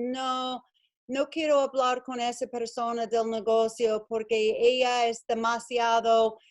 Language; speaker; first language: Spanish; non-native, learner; English